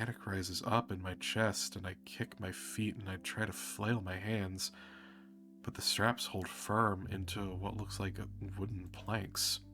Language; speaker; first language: English; native; English